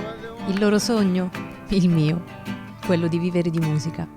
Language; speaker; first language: Italian; native; Italian